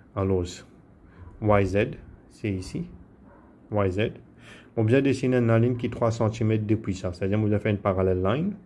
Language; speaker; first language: French; non-native, local second language; Morisyen